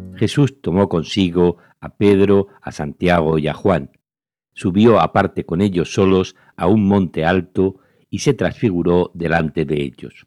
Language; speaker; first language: Spanish; native; Spanish